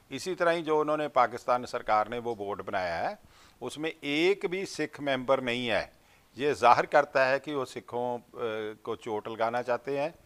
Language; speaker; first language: Hindi; non-native, local second language; Punjabi